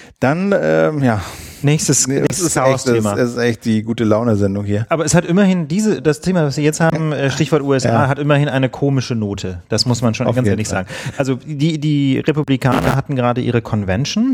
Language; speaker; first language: German; native; German